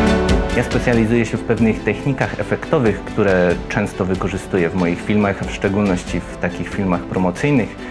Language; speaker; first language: Polish; native; Polish